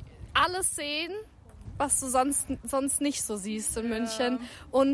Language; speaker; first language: German; native; German